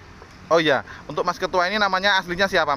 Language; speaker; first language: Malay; non-native, local second language; Javanese